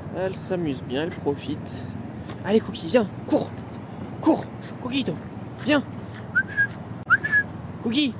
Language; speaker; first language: French; native; French